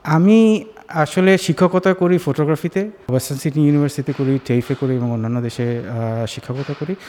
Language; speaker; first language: Bangla; native; Bangla